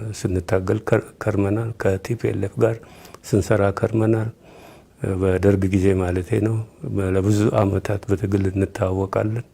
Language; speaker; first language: Amharic; non-native, local second language; Oromo